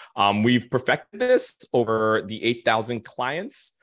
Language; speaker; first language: English; non-native, fluent; Arabic